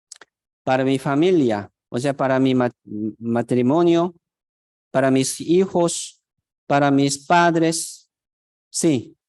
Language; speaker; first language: Spanish; non-native, fluent; Korean